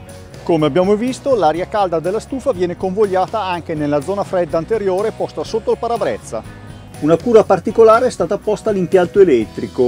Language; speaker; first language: Italian; native; Italian